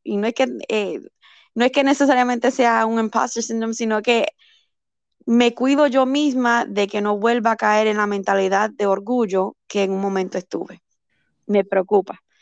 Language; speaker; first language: Spanish; early bilingual, heritage; Spanish